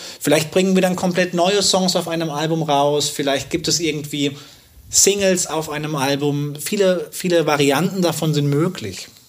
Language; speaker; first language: German; native; German